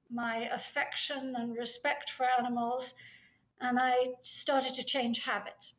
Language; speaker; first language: English; native; English